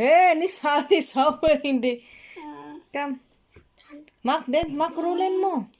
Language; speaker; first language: German; non-native, learner; Cebuano